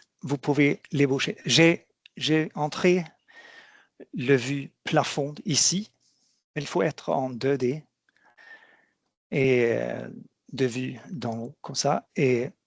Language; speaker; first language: French; non-native, fluent; Swedish